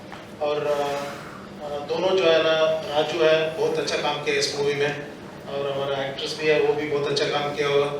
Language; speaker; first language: Hindi; non-native, local second language; Kannada